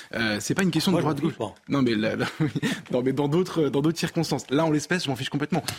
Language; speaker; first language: French; native; French